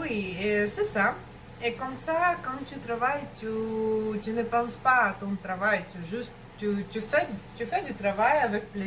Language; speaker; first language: French; non-native, learner; Russian